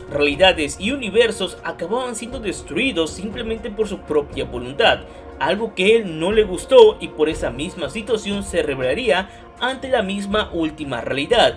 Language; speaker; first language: Spanish; native; Spanish